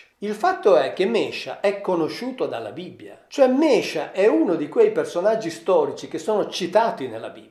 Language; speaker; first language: Italian; native; Italian